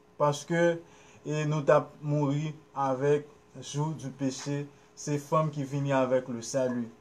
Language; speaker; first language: Haitian Creole; native; Haitian Creole